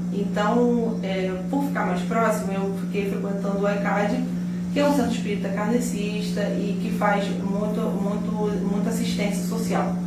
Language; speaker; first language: Portuguese; early bilingual, heritage; Portuguese